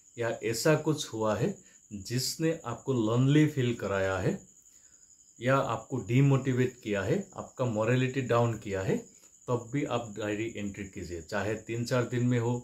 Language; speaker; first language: Hindi; non-native, local second language; Assamese